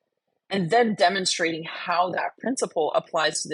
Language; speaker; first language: English; native; English